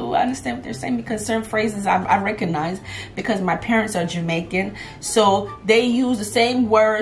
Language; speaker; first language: English; native; English